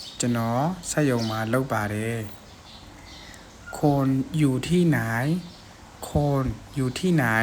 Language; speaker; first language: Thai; non-native, fluent; Burmese